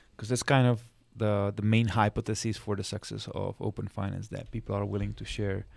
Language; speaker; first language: English; non-native, fluent; Czech